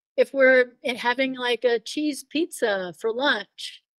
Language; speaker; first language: English; native; English